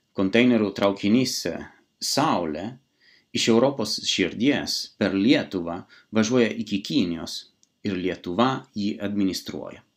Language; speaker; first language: Lithuanian; non-native, fluent; Italian